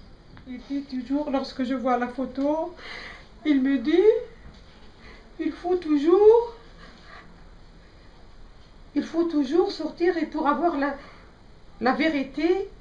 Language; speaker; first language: French; non-native, local second language; Arabic